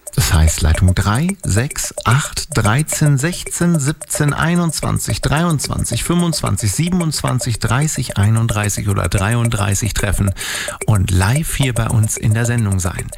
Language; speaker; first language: German; native; German